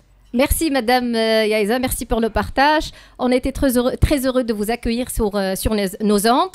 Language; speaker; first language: French; non-native, local second language; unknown